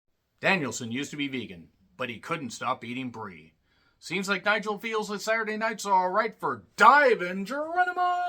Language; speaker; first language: English; native; English